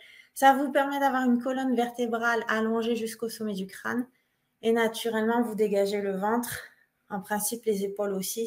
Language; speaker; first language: French; native; French